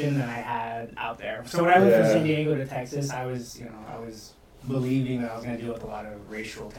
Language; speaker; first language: English; native; English